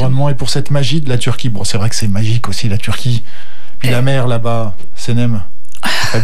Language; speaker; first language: French; native; French